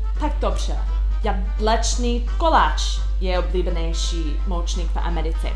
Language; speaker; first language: Czech; non-native, learner; English